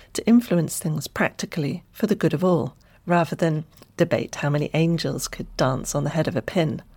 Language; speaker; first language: English; native; English